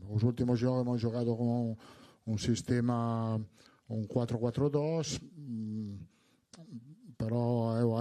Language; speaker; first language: Spanish; non-native, learner; Italian